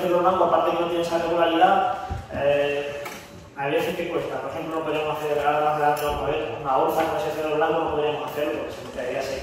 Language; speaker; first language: Spanish; native; Spanish